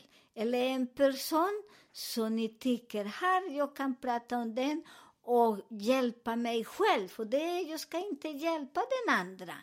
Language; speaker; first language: Swedish; non-native, learner; Spanish